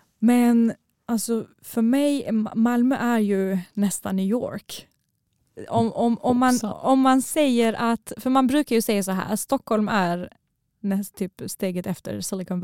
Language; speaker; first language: Swedish; early bilingual, other home language; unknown